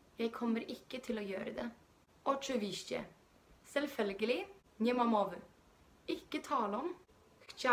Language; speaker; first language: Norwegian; non-native, learner; Polish